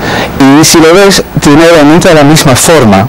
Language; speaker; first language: Spanish; non-native, fluent; Dutch